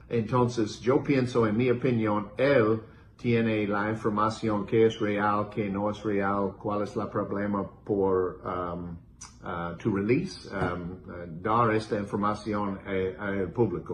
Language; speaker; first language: Spanish; non-native, learner; English